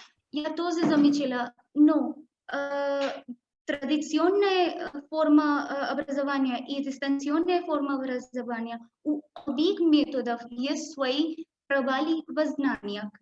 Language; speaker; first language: Russian; non-native, learner; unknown